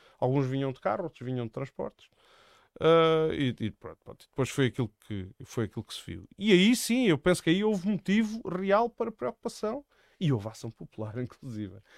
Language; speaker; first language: Portuguese; native; Portuguese